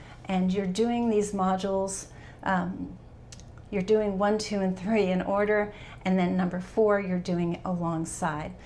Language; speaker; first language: English; native; English